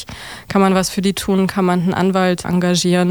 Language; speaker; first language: German; native; German